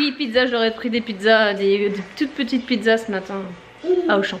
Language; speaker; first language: French; native; French